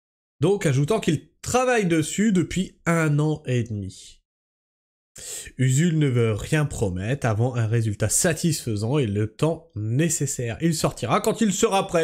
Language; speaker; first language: French; native; French